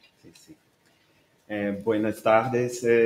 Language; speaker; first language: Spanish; non-native, learner; Portuguese